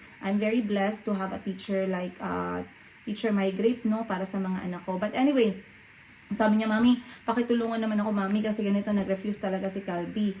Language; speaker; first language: Filipino; non-native, local second language; Cebuano